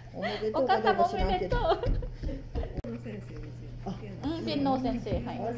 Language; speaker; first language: Japanese; non-native, learner; Thai